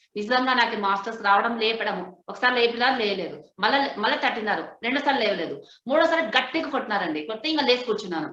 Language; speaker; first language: Telugu; non-native, local second language; Hindi